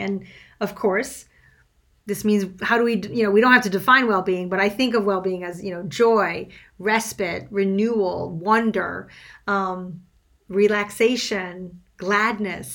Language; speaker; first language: English; non-native, fluent; French